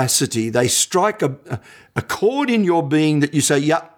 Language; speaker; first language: English; native; English